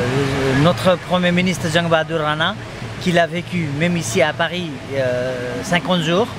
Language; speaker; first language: French; non-native, fluent; Nepali